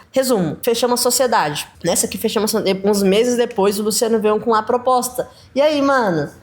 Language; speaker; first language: Portuguese; native; Portuguese